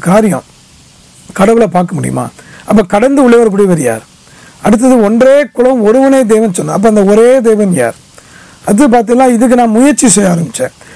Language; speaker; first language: Tamil; native; Tamil